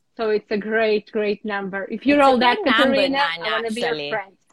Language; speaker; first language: English; non-native, fluent; Ukrainian